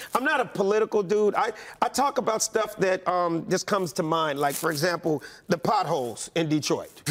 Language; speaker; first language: English; native; English